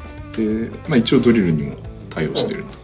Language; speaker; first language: Japanese; native; Japanese